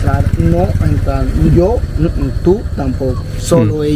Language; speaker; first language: Spanish; non-native, local second language; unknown